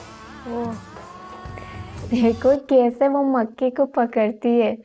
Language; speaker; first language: Hindi; non-native, fluent; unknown